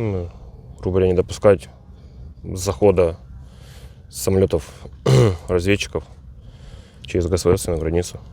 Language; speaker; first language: Russian; native; Russian